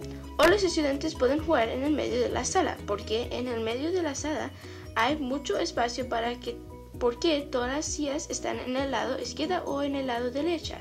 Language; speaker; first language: Spanish; non-native, learner; English